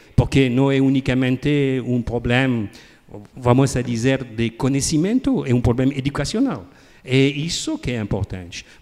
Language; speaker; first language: Portuguese; non-native, learner; French